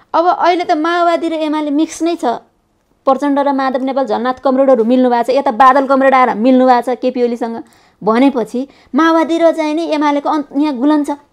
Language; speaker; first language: Nepali; native; Nepali